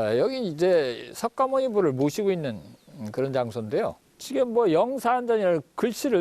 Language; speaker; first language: Korean; native; Korean